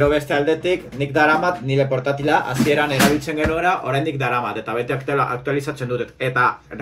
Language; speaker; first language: Basque; non-native, local second language; Spanish